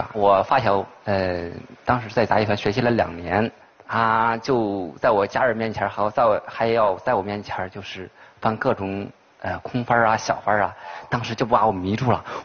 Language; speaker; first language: Chinese; native; Chinese